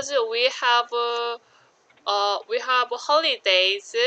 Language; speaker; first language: English; non-native, learner; Korean